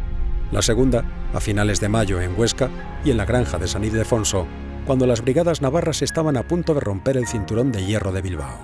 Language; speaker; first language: Spanish; native; Spanish